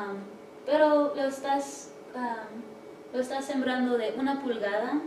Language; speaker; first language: Spanish; early bilingual, heritage; English